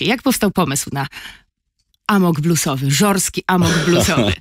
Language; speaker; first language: Polish; native; Polish